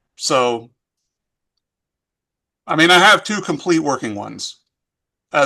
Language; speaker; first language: English; native; English